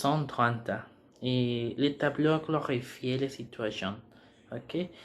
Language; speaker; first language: French; non-native, learner; Spanish